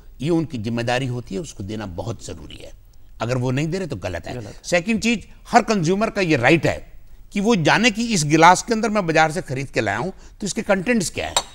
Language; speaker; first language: Hindi; native; Hindi